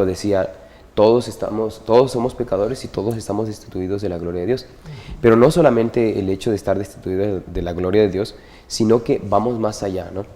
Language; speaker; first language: Spanish; native; Spanish